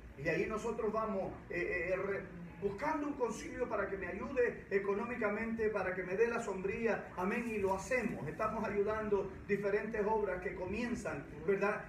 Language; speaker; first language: Spanish; native; Spanish